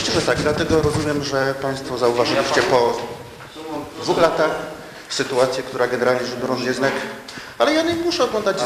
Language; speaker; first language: Polish; native; Polish